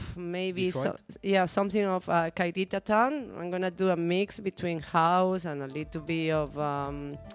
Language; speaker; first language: English; non-native, learner; Spanish